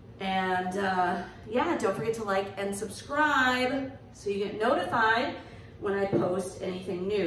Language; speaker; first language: English; native; English